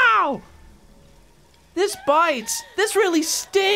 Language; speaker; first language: English; native; English